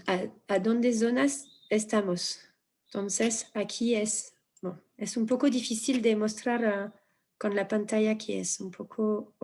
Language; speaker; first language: Spanish; non-native, fluent; French